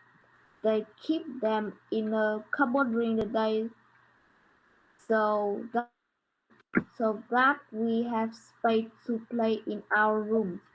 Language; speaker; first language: English; non-native, learner; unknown